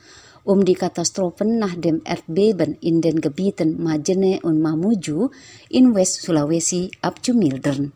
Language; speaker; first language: German; non-native, fluent; Indonesian